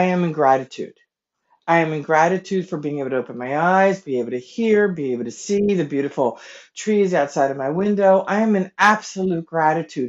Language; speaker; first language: English; native; English